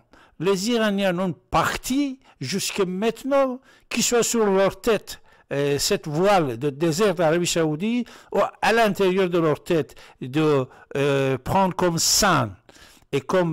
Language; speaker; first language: French; non-native, fluent; Persian